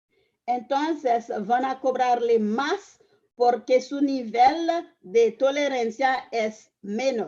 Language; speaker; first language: Spanish; non-native, fluent; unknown